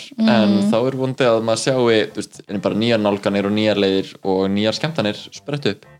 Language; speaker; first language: Icelandic; native; Icelandic